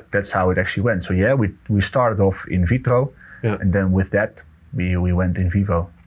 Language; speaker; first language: English; non-native, fluent; Dutch